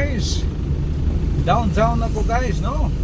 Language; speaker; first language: English; non-native, local second language; Cebuano